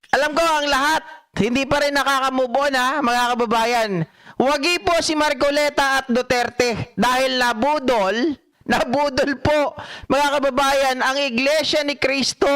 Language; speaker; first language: Filipino; non-native, local second language; Iloko